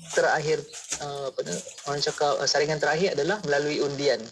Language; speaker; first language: Malay; native; Malay